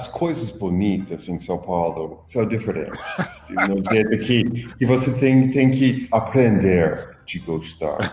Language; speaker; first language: Portuguese; non-native, fluent; English